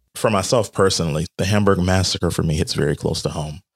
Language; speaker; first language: English; native; English